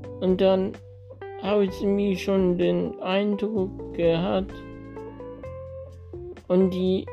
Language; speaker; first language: German; non-native, learner; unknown